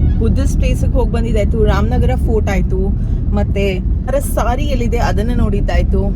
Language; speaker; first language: Kannada; native; Kannada